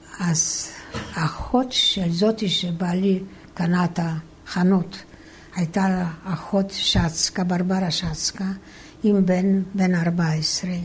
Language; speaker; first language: Hebrew; non-native, fluent; Polish